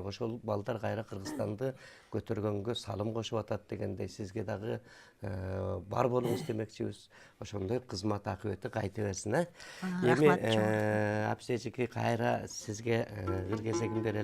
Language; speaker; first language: Kyrgyz; native; Kyrgyz